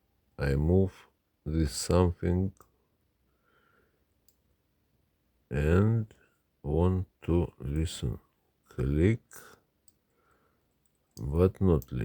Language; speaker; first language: English; non-native, learner; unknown